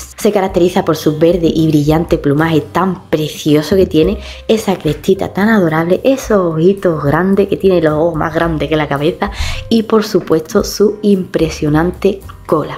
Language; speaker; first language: Spanish; native; Spanish